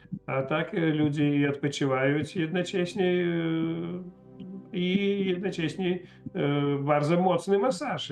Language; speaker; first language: Polish; non-native, learner; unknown